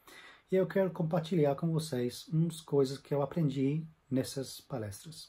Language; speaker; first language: Portuguese; non-native, fluent; English